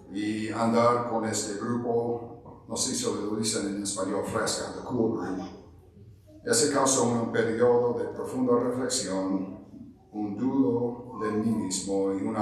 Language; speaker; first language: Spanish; non-native, fluent; English